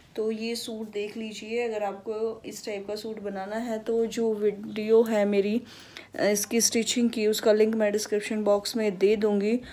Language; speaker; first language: Hindi; native; Hindi